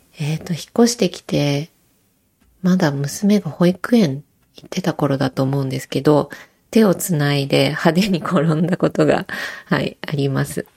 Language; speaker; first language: Japanese; native; Japanese